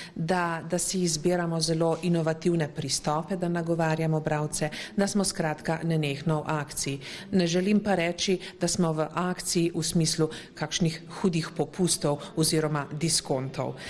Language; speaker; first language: Slovenian; native; Slovenian